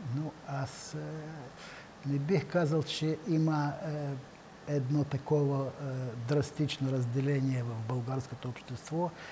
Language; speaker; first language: Bulgarian; non-native, fluent; Ukrainian